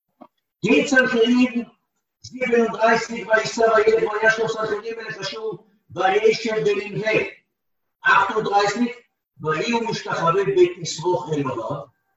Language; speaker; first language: German; non-native, learner; Hebrew